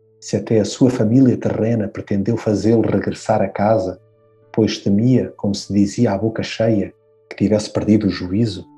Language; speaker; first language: Portuguese; native; Portuguese